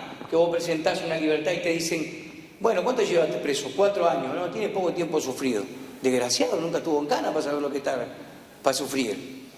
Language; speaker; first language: Spanish; native; Spanish